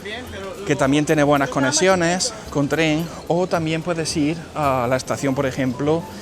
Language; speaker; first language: Spanish; native; Spanish